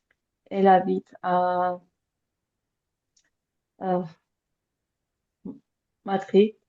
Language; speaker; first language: French; non-native, learner; Azerbaijani